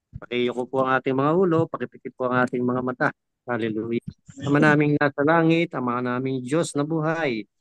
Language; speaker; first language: Filipino; native; Filipino